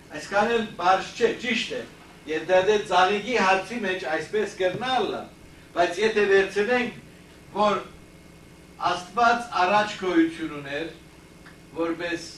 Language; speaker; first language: Armenian; early bilingual, heritage; Armenian